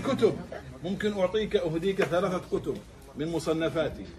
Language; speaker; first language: Arabic; native; Arabic